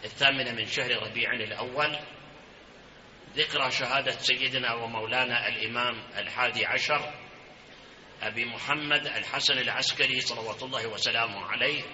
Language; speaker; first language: Arabic; native; Arabic